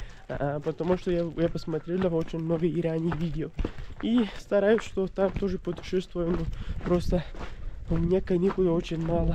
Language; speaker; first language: Russian; non-native, learner; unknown